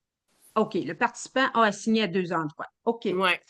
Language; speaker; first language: French; native; French